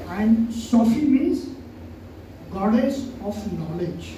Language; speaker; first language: English; non-native, local second language; Marathi